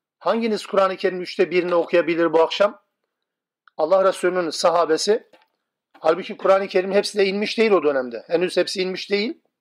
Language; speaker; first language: Turkish; non-native, local second language; Kurdish